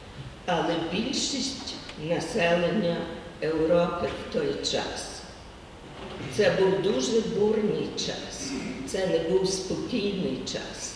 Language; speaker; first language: Ukrainian; early bilingual, heritage; Ukrainian